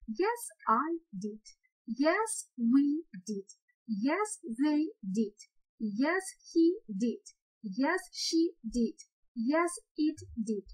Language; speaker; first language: English; non-native, fluent; Ukrainian